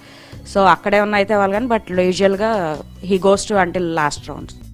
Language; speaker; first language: Telugu; native; Telugu